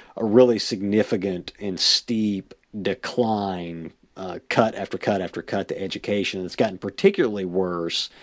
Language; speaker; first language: English; native; English